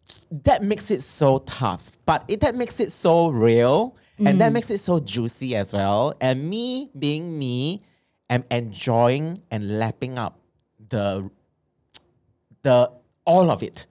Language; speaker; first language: English; non-native, local second language; Chinese